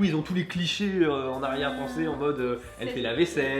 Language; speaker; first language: French; native; French